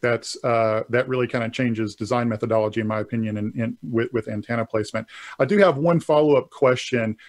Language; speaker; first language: English; native; English